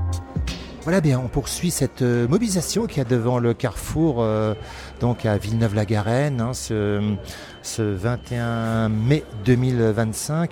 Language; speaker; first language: French; native; French